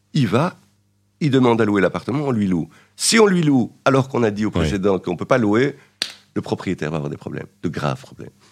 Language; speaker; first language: French; native; French